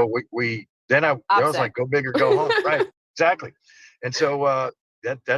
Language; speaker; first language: English; native; English